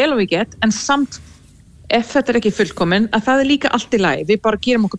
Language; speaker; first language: Icelandic; non-native, fluent; English